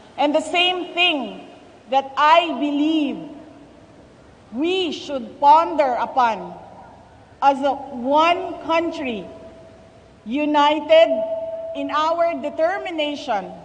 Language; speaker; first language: English; non-native, local second language; Cebuano